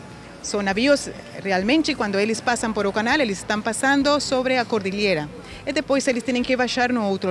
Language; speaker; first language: Portuguese; non-native, learner; Spanish